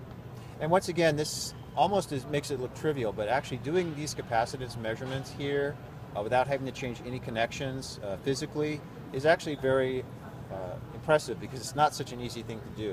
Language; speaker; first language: English; native; English